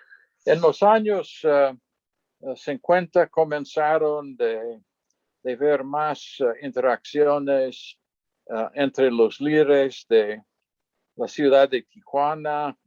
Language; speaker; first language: Spanish; non-native, fluent; English